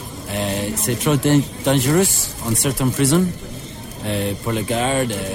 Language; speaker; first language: French; non-native, learner; English